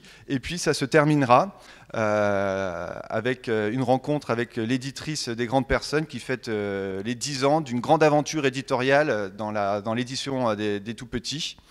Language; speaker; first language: French; native; French